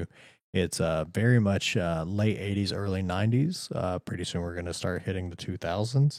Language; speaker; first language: English; native; English